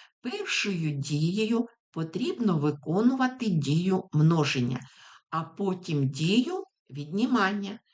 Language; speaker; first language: Ukrainian; native; Ukrainian